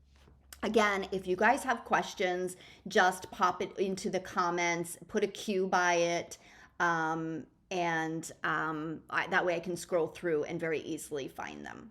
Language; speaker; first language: English; native; English